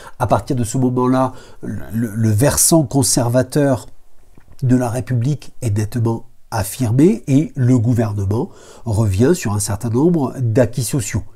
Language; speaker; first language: French; native; French